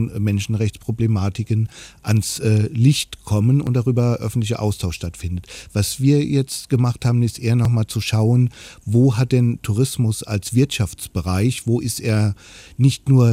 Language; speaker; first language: German; native; German